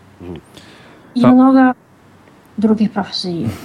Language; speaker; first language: Russian; non-native, learner; Czech